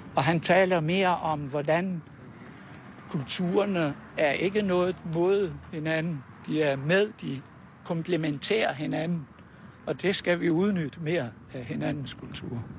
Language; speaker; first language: Danish; non-native, fluent; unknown